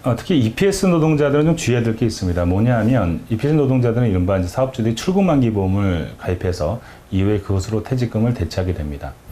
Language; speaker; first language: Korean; native; Korean